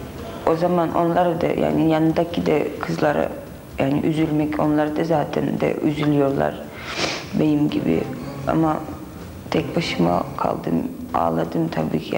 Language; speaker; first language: Turkish; non-native, learner; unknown